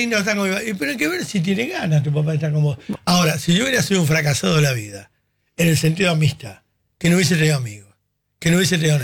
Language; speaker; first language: Spanish; native; Spanish